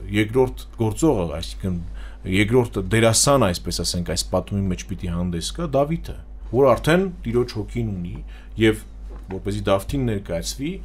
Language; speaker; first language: Armenian; native; Armenian